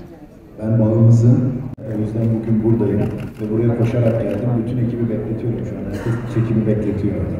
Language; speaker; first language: Turkish; native; Turkish